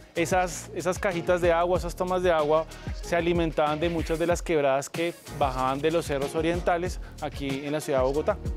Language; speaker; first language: Spanish; native; Spanish